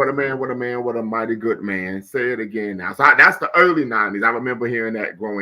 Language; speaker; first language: English; native; English